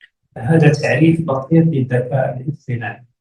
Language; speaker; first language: Arabic; native; Arabic